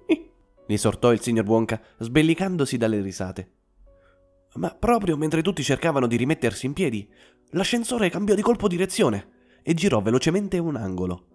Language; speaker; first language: Italian; native; Italian